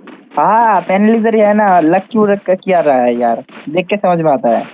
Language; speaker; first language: Hindi; non-native, local second language; Bangla